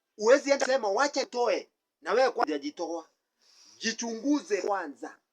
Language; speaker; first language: Swahili; non-native, local second language; Kikuyu